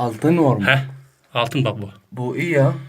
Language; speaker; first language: Turkish; non-native, learner; Arabic